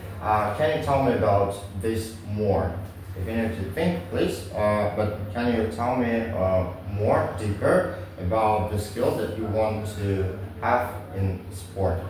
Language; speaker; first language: English; non-native, learner; Vietnamese